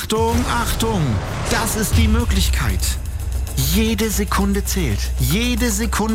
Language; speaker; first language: German; native; German